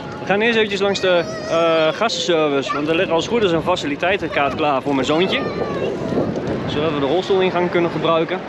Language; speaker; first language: Dutch; native; Dutch